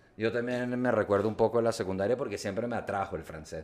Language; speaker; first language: Spanish; early bilingual, heritage; Spanish